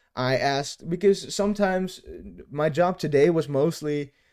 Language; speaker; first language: English; non-native, fluent; Dutch